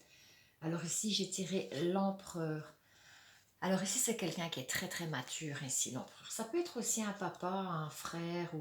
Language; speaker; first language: French; native; French